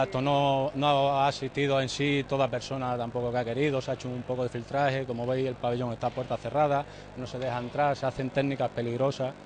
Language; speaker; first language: Spanish; native; Spanish